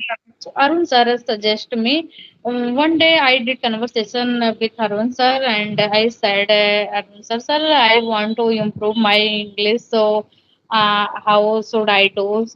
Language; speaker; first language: English; non-native, learner; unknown